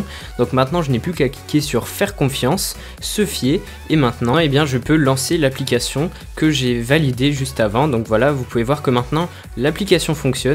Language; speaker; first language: French; native; French